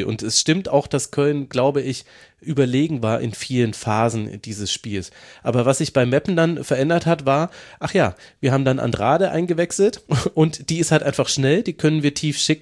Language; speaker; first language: German; native; German